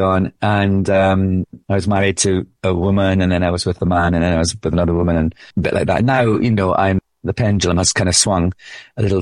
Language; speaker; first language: English; native; English